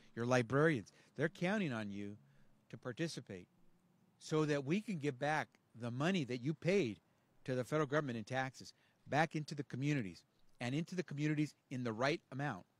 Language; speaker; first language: English; early bilingual, other home language; Spanish